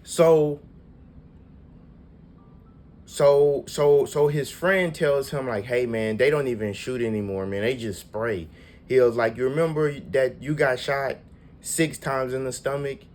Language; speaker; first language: English; native; English